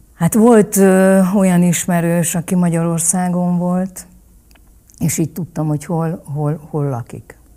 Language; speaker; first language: Hungarian; early bilingual, other home language; Vietnamese